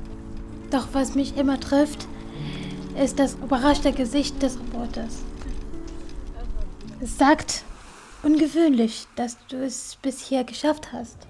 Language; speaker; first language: German; non-native, fluent; Kurdish